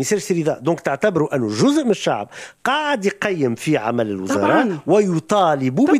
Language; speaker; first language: Arabic; native; Arabic